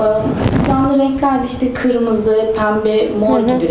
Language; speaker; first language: Turkish; native; Turkish